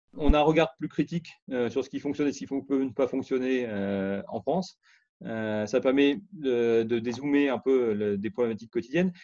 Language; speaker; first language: French; native; French